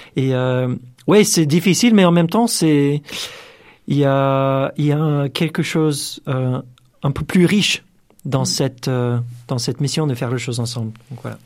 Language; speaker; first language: French; non-native, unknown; English